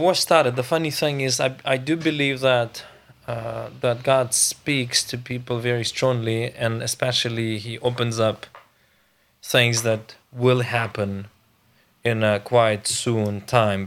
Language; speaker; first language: English; non-native, fluent; Ukrainian